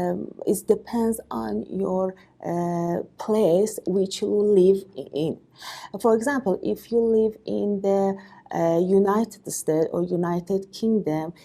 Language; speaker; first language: English; non-native, learner; Persian